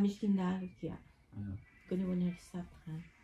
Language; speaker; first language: Dutch; non-native, fluent; Filipino